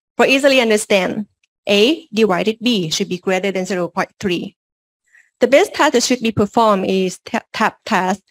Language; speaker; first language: English; non-native, learner; Lao